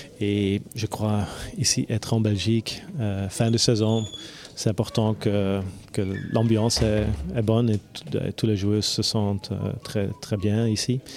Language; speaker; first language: French; non-native, local second language; Dutch